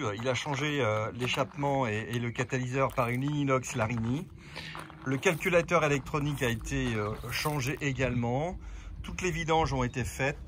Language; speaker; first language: French; native; French